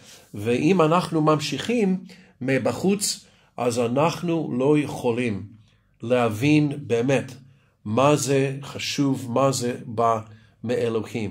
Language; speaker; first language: Hebrew; non-native, fluent; English